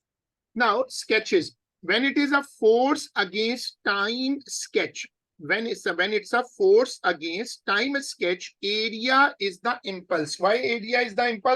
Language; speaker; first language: English; non-native, local second language; Urdu